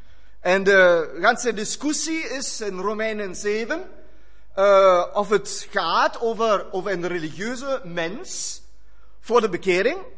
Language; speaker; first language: Dutch; non-native, fluent; German